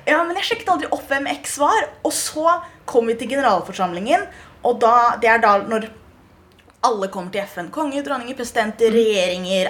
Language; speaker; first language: Norwegian; early bilingual, other home language; Somali